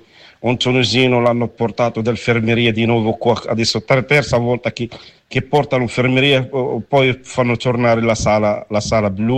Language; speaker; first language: Italian; non-native, learner; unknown